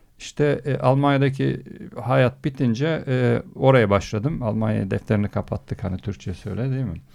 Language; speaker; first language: Turkish; early bilingual, heritage; Turkish